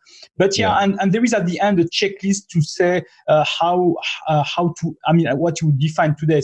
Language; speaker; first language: English; non-native, fluent; French